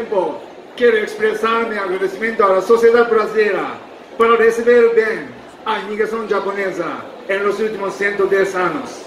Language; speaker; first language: Portuguese; non-native, fluent; Japanese